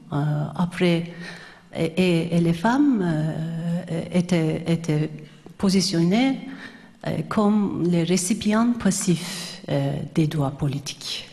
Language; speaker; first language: French; non-native, fluent; Turkish